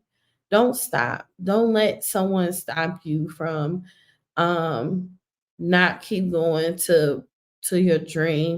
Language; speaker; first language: English; native; English